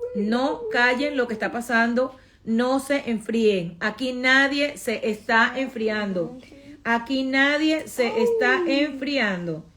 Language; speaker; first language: Spanish; native; Spanish